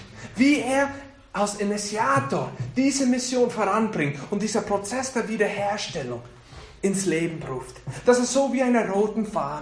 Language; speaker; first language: German; non-native, fluent; English